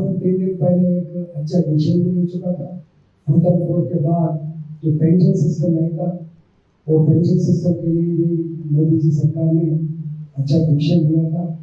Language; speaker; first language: Hindi; non-native, local second language; Telugu